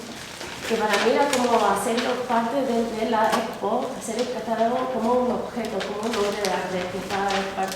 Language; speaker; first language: Spanish; non-native, fluent; English